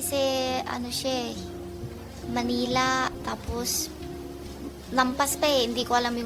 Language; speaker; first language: Filipino; non-native, learner; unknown